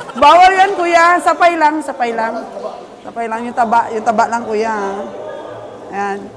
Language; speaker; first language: Filipino; non-native, local second language; Cebuano